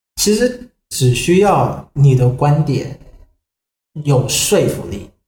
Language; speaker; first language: Chinese; non-native, fluent; Vietnamese